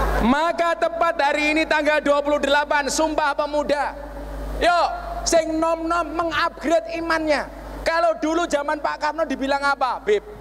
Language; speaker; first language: Indonesian; non-native, local second language; Javanese